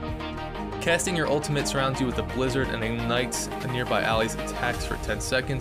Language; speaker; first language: English; native; English